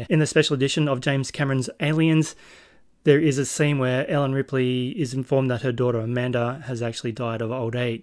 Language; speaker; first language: English; native; English